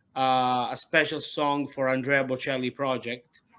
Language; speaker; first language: English; non-native, learner; Italian